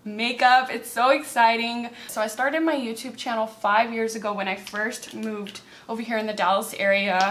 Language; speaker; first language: English; native; English